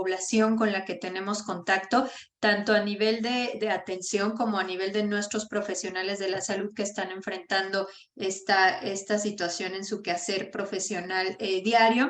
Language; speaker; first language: Spanish; native; Spanish